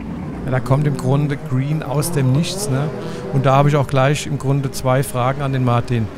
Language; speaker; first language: German; native; German